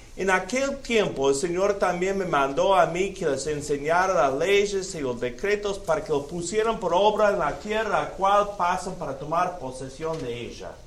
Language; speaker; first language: Spanish; non-native, fluent; English